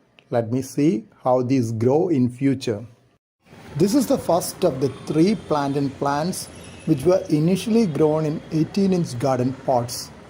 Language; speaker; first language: English; non-native, local second language; Malayalam